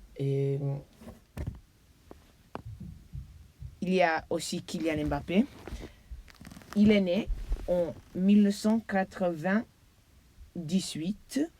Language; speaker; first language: French; non-native, learner; English